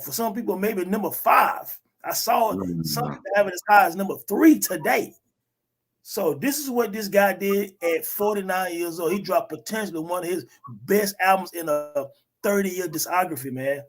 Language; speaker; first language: English; native; English